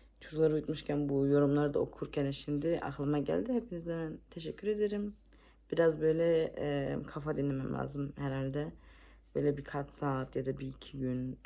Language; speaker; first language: Turkish; early bilingual, heritage; Turkish